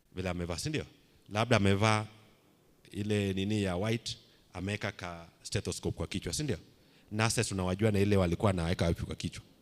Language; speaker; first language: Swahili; non-native, local second language; Luo (Kenya and Tanzania)